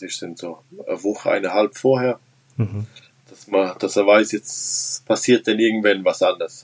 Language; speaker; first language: German; non-native, local second language; Romansh